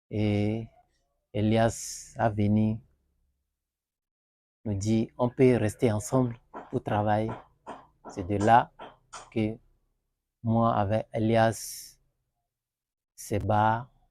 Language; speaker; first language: French; non-native, learner; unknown